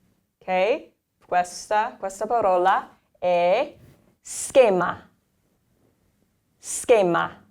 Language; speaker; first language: Italian; non-native, fluent; English